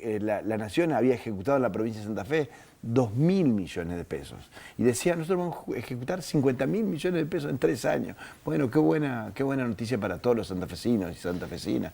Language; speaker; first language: Spanish; native; Spanish